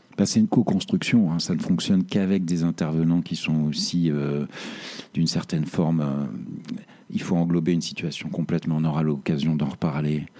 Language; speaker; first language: French; native; French